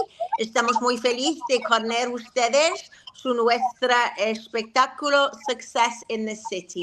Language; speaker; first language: Spanish; non-native, learner; English